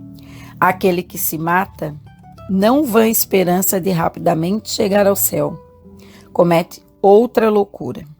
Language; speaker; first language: Portuguese; native; Portuguese